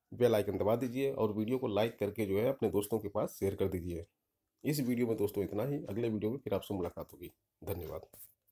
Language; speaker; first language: Hindi; native; Hindi